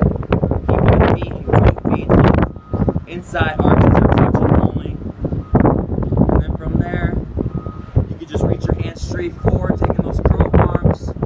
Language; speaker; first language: English; native; English